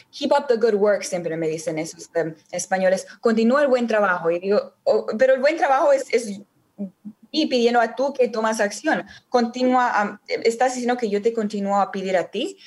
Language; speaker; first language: Spanish; early bilingual, heritage; Spanish